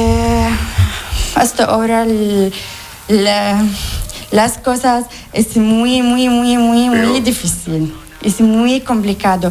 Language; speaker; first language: Spanish; non-native, learner; Arabic